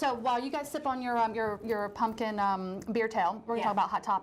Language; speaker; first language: English; native; English